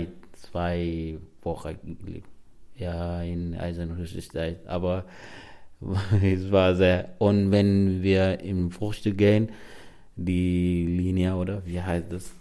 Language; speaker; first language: German; non-native, learner; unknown